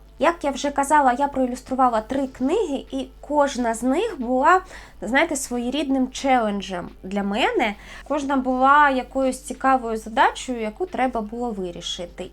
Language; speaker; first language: Ukrainian; native; Ukrainian